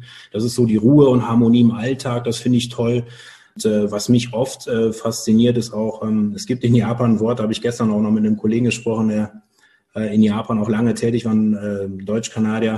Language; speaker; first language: German; native; German